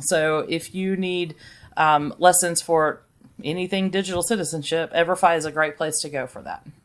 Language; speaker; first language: English; native; English